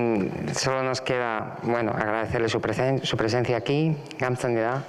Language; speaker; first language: Spanish; native; Spanish